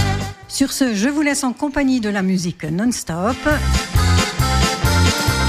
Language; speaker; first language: French; native; French